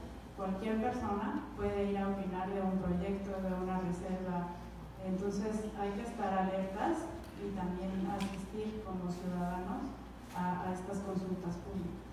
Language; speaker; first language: Spanish; native; Spanish